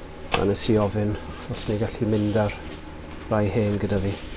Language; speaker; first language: Welsh; non-native, local second language; English